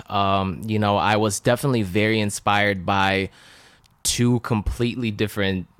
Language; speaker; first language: English; non-native, fluent; Russian